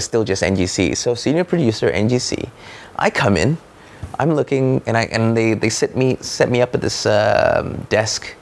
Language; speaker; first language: English; non-native, local second language; Malay